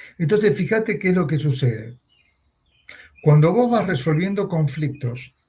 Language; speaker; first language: Spanish; native; Spanish